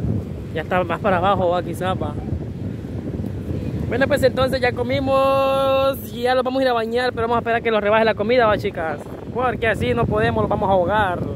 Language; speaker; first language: Spanish; native; Spanish